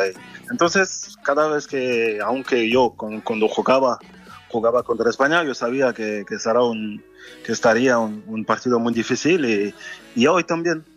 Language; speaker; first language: Spanish; non-native, fluent; French